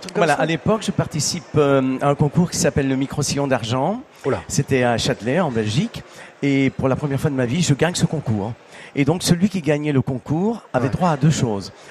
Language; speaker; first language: French; early bilingual, other home language; Italian